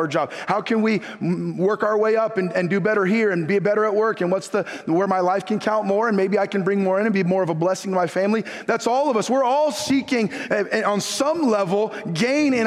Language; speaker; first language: English; native; English